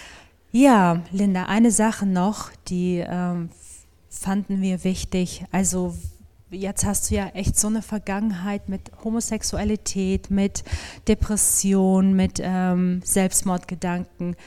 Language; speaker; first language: German; native; German